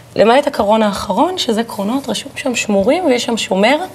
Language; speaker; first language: Hebrew; native; Hebrew